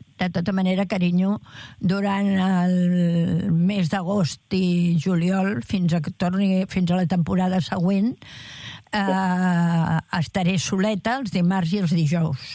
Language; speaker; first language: Catalan; native; Catalan